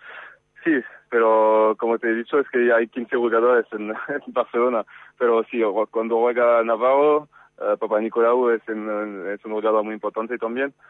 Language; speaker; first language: Spanish; non-native, fluent; French